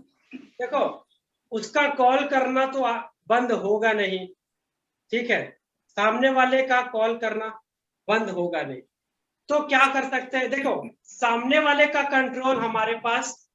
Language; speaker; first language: Hindi; native; Hindi